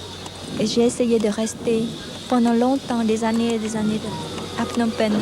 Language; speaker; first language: French; non-native, fluent; Khmer